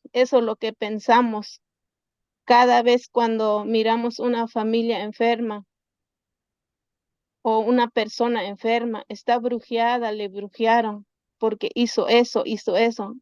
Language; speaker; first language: Spanish; non-native, local second language; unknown